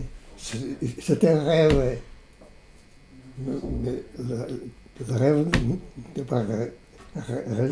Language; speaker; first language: French; non-native, fluent; Portuguese